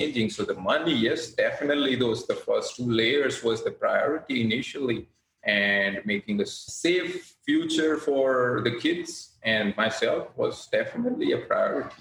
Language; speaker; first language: English; non-native, local second language; Gujarati